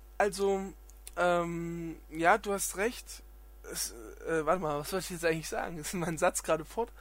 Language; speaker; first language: German; native; German